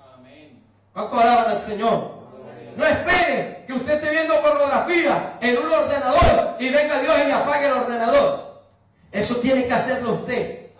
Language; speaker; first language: Spanish; native; Spanish